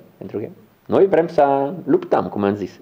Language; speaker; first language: Romanian; non-native, learner; Italian